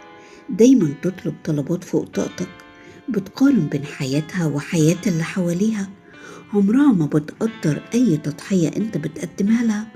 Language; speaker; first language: Arabic; native; Arabic